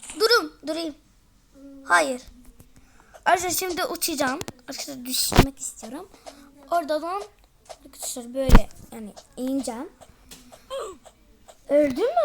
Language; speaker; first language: Turkish; early bilingual, heritage; Turkish